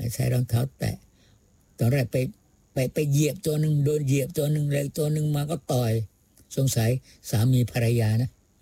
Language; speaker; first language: Thai; non-native, local second language; Pattani Malay